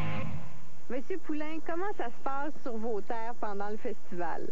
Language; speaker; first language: French; native; French